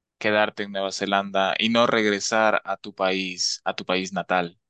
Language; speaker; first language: Spanish; native; Spanish